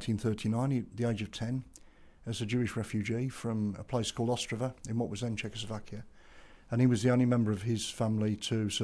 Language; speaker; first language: English; native; English